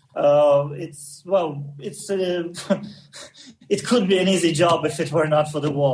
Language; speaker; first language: English; non-native, fluent; Russian